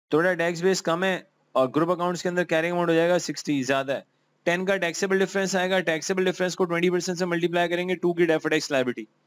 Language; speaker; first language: Urdu; native; Urdu